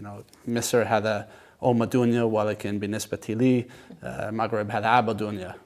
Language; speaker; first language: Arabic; non-native, learner; English